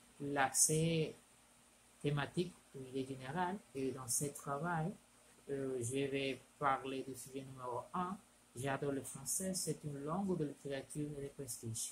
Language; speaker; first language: French; non-native, learner; Spanish